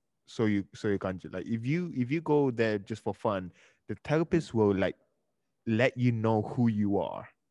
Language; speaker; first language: English; early bilingual, other home language; Japanese